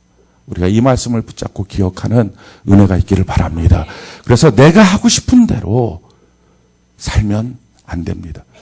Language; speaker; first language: Korean; native; Korean